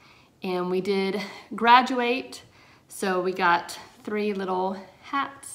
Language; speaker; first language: English; native; English